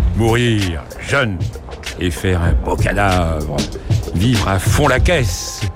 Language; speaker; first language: French; native; French